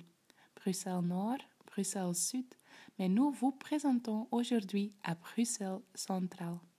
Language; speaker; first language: French; non-native, learner; Dutch